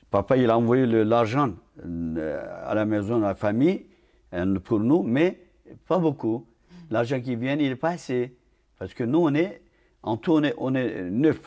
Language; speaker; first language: French; non-native, fluent; Turkish